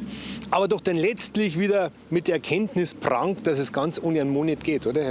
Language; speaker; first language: German; native; German